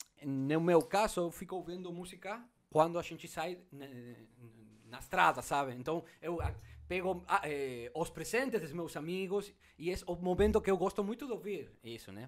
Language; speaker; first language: Portuguese; non-native, learner; Spanish